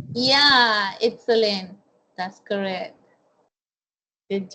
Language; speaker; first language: English; non-native, fluent; Spanish